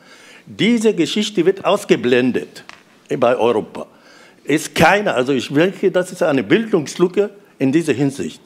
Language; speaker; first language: German; non-native, fluent; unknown